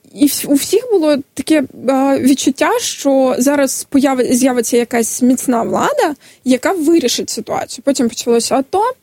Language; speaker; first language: Ukrainian; non-native, local second language; Crimean Tatar